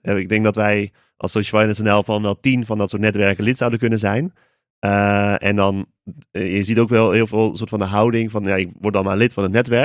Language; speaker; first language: Dutch; native; Dutch